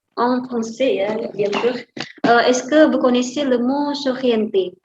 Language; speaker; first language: French; non-native, fluent; Indonesian